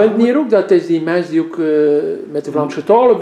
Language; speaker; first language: Dutch; native; Dutch